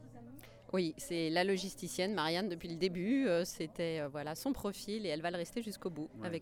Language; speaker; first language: French; native; French